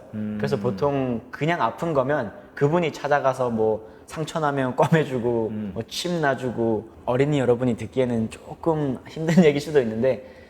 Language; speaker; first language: Korean; native; Korean